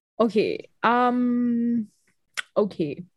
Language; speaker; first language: English; native; English